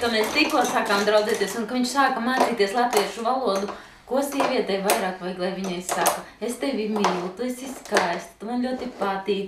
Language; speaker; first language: Latvian; native; Latvian